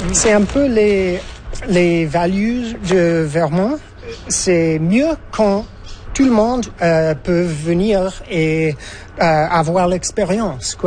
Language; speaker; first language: French; non-native, fluent; English